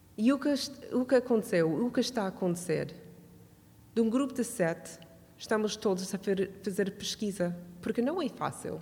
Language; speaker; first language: Portuguese; non-native, fluent; English